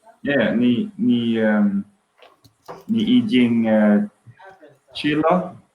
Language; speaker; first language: Chinese; non-native, learner; Swedish